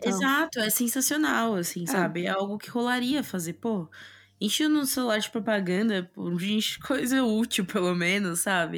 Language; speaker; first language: Portuguese; native; Portuguese